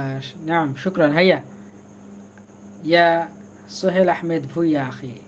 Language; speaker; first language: Arabic; non-native, fluent; Bangla